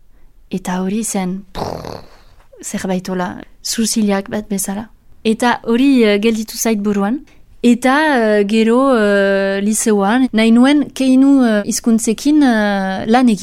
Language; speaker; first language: Basque; non-native, local second language; French